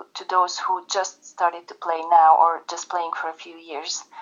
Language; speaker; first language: English; non-native, fluent; Hungarian